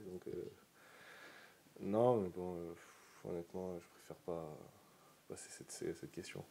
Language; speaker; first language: French; native; French